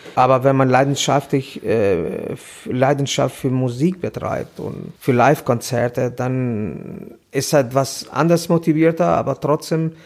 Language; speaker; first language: German; non-native, fluent; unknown